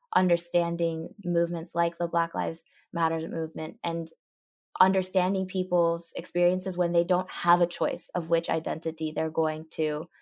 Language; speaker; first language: English; early bilingual, other home language; Japanese